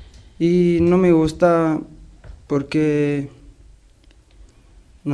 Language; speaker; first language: Spanish; non-native, learner; Arabic